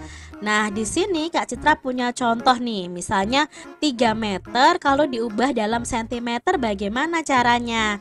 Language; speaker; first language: Indonesian; native; Indonesian